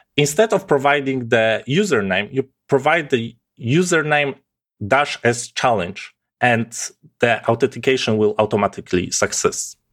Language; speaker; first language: English; non-native, fluent; Polish